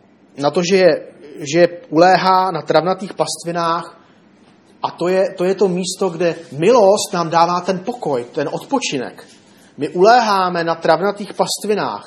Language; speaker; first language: Czech; native; Czech